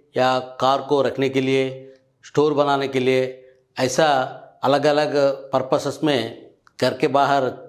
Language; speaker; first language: Hindi; non-native, local second language; Telugu